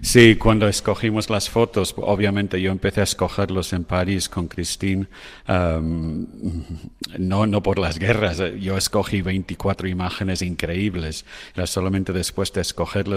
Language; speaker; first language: Spanish; non-native, fluent; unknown